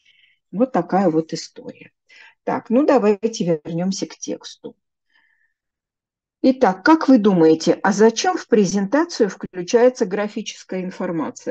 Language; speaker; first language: Russian; native; Russian